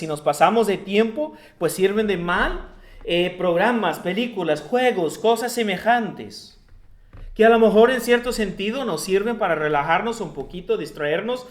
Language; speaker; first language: Spanish; non-native, fluent; English